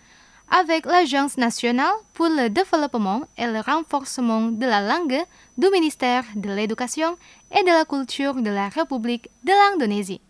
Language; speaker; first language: French; non-native, fluent; Indonesian